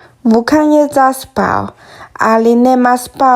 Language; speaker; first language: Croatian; non-native, learner; Chinese